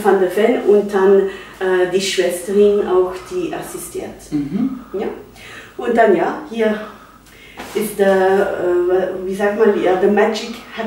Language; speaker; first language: German; non-native, learner; Dutch